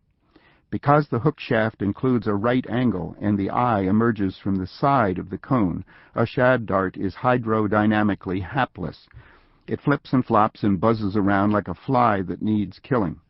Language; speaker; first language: English; native; English